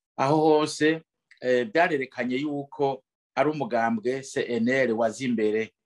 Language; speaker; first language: Rundi; native; Rundi